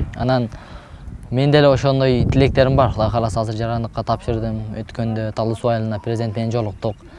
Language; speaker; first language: Kyrgyz; early bilingual, heritage; Kyrgyz